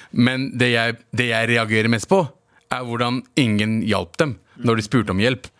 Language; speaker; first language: Norwegian; native; Norwegian